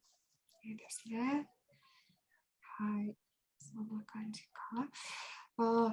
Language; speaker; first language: Japanese; non-native, fluent; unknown